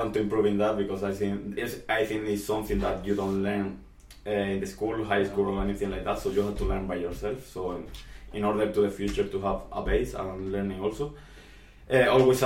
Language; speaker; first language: English; non-native, fluent; Spanish